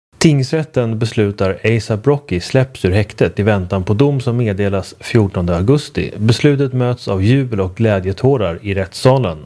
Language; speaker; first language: Swedish; native; Swedish